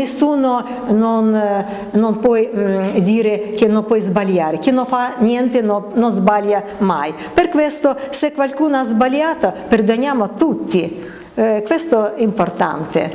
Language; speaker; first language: Italian; non-native, learner; Russian